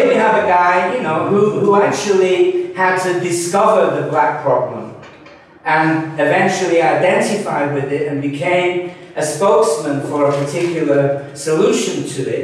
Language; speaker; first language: English; native; English